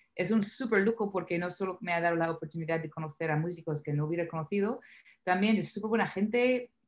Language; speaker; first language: Spanish; non-native, fluent; English